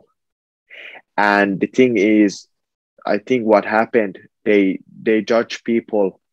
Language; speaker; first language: English; non-native, fluent; Finnish